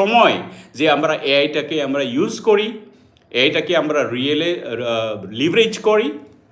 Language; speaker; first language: Bangla; non-native, local second language; Assamese